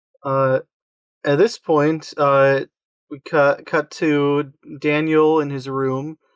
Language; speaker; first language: English; native; English